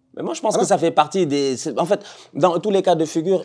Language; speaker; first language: French; non-native, local second language; Wolof